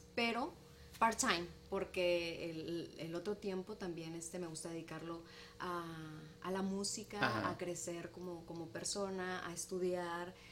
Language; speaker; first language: Spanish; native; Spanish